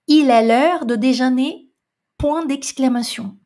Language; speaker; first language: French; non-native, fluent; Portuguese